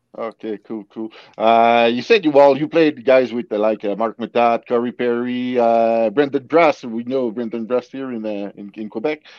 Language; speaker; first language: English; non-native, local second language; French